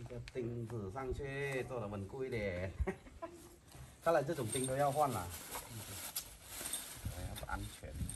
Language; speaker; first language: Chinese; native; Chinese